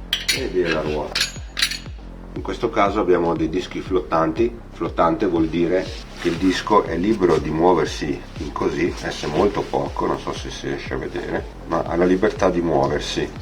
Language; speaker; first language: Italian; native; Italian